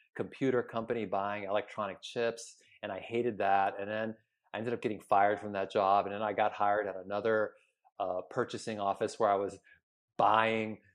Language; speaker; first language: English; early bilingual, other home language; Spanish